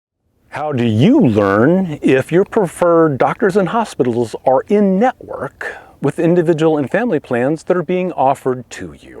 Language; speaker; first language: English; native; English